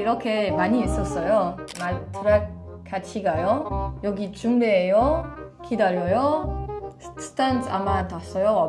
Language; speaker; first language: Korean; non-native, learner; French